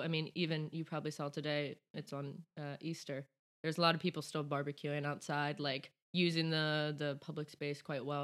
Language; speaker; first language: English; native; English